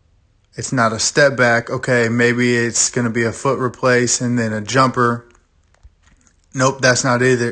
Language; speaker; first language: English; native; English